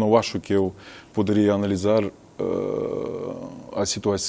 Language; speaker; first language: Portuguese; non-native, fluent; Russian